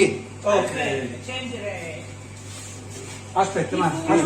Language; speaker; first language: Italian; native; Italian